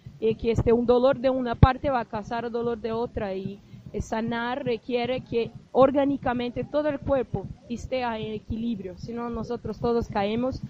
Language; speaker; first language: Spanish; non-native, fluent; Portuguese